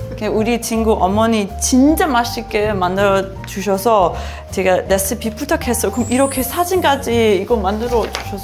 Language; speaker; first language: Korean; non-native, learner; German